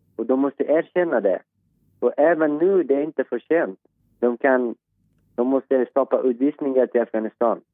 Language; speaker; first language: Swedish; non-native, fluent; Persian